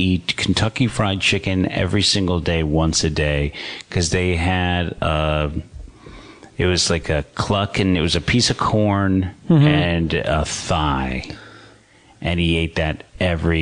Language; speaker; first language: English; native; English